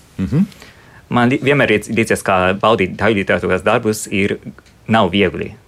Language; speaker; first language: Latvian; non-native, fluent; Japanese